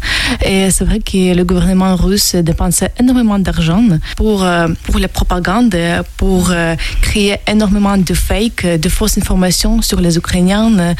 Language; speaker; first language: French; non-native, fluent; Ukrainian